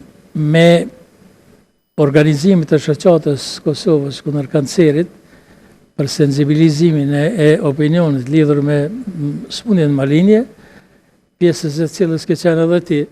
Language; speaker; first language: Albanian; native; Albanian